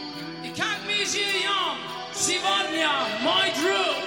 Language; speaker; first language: Russian; non-native, learner; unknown